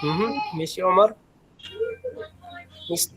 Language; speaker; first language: Arabic; non-native, fluent; Filipino